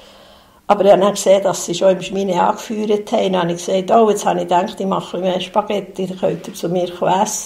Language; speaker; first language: German; native; German